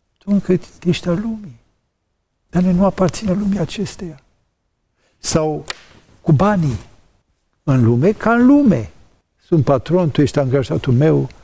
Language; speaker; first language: Romanian; native; Romanian